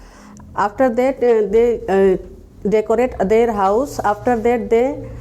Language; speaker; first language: English; non-native, learner; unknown